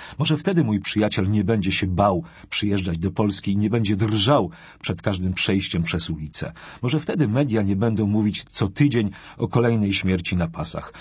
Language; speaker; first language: Polish; native; Polish